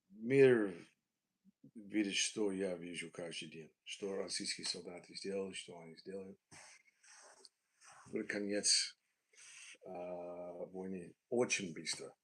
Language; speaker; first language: Russian; non-native, learner; English